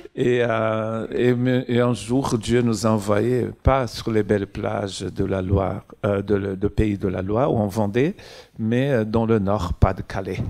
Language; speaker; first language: French; non-native, fluent; Portuguese